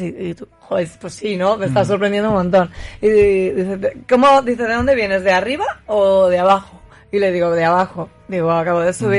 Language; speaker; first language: Spanish; native; Spanish